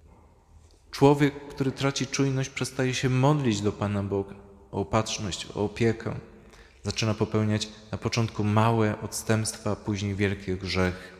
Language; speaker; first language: Polish; native; Polish